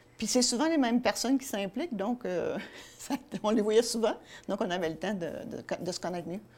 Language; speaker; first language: French; native; French